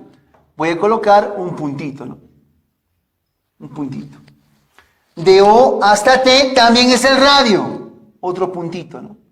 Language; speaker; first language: Spanish; native; Spanish